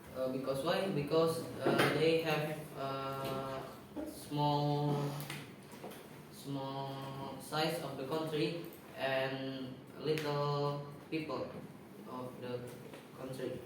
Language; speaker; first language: English; non-native, learner; Indonesian